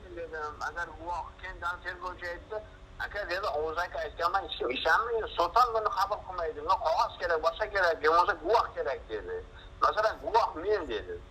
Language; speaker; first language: Uzbek; native; Uzbek